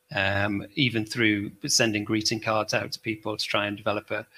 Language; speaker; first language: English; native; English